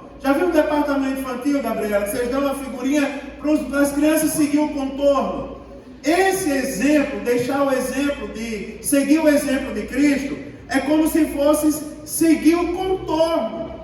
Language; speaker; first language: Portuguese; native; Portuguese